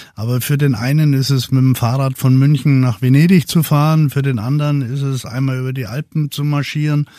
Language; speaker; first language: German; native; German